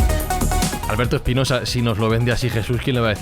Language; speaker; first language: Spanish; native; Spanish